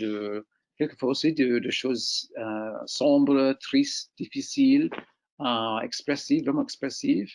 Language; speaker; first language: French; non-native, fluent; English